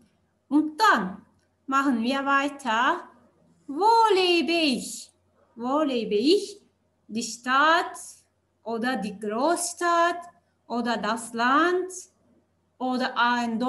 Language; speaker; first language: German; non-native, learner; Turkish